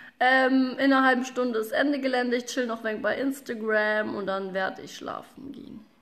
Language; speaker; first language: German; early bilingual, other home language; Russian